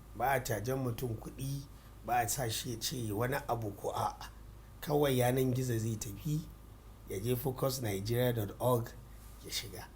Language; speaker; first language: Hausa; non-native, local second language; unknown